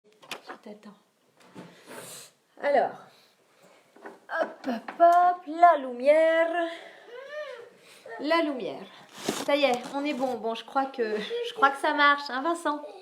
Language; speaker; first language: French; native; French